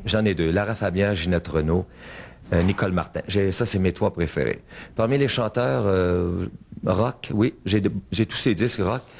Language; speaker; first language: French; native; French